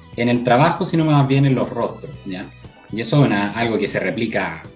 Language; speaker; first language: Spanish; native; Spanish